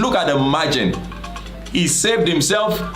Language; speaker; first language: English; non-native, local second language; Yoruba